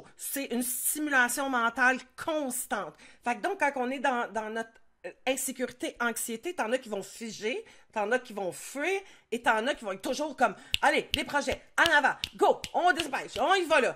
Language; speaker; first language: French; native; French